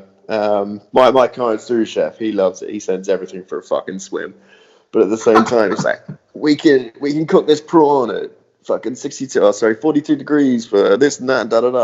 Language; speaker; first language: English; native; English